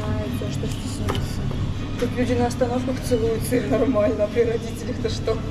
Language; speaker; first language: Russian; native; Russian